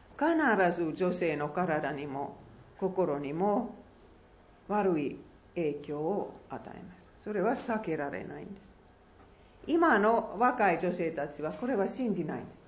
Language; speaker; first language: Japanese; non-native, fluent; Finnish